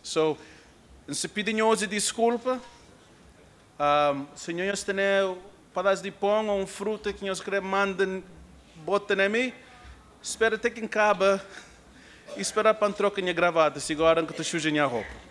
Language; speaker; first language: Portuguese; non-native, learner; Kabuverdianu